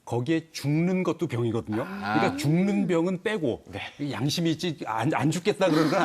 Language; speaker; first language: Korean; native; Korean